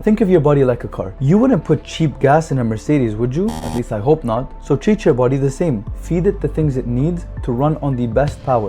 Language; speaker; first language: English; non-native, fluent; Arabic